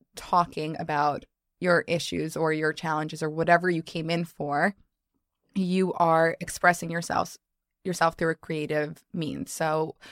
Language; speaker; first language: English; native; English